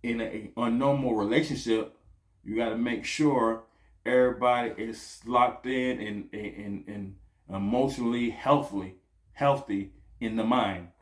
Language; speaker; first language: English; native; English